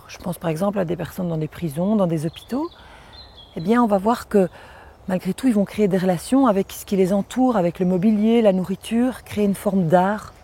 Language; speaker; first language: French; native; French